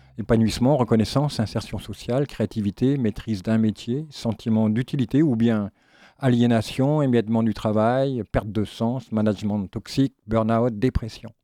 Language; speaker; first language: French; native; French